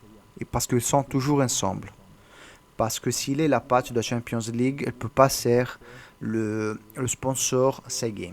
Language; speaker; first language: French; non-native, learner; Italian